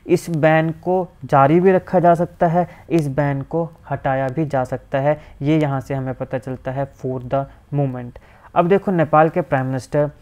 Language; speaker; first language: Hindi; native; Hindi